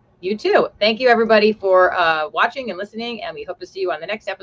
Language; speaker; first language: English; native; English